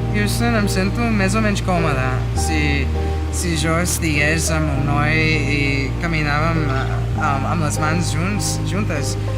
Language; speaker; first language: Catalan; non-native, fluent; English